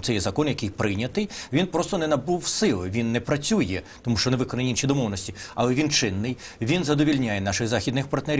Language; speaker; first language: Ukrainian; native; Ukrainian